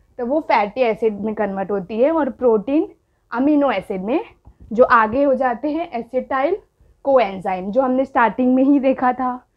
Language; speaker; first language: Hindi; non-native, local second language; Marathi